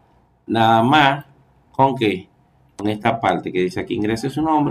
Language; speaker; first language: Spanish; native; Spanish